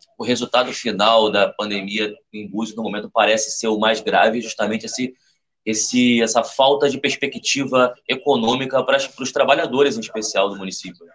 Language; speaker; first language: Portuguese; native; Portuguese